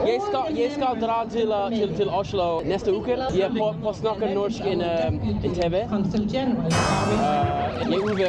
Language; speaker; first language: Norwegian; non-native, learner; English